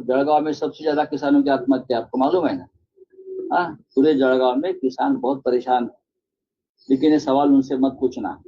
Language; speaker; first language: Hindi; non-native, local second language; Marathi